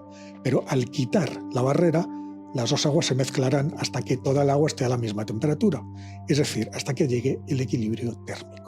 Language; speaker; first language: Spanish; native; Spanish